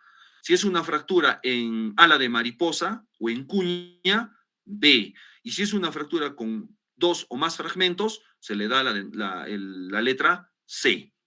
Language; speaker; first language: Spanish; native; Spanish